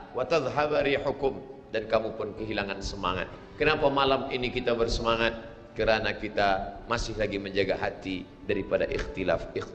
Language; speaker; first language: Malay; native; Malay